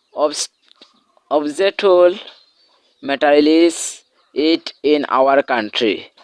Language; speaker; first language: English; non-native, local second language; Bangla